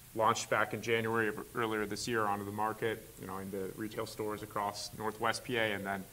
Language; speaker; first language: English; native; English